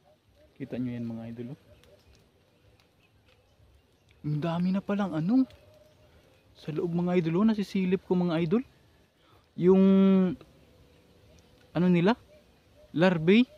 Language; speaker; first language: Filipino; native; Filipino